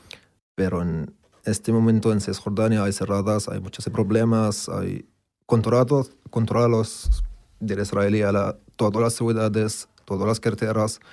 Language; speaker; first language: Spanish; non-native, learner; Arabic